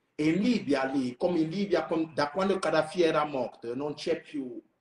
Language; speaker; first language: Italian; non-native, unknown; French